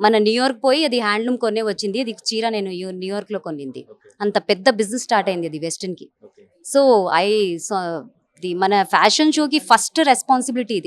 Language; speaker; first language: Telugu; non-native, learner; Hindi